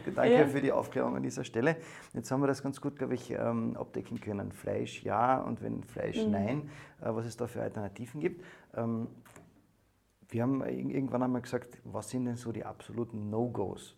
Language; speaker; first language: German; native; German